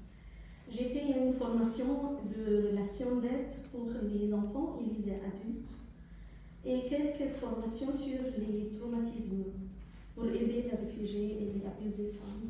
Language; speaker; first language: French; non-native, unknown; Arabic